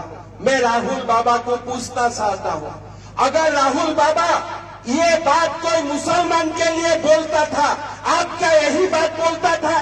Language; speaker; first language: Hindi; non-native, local second language; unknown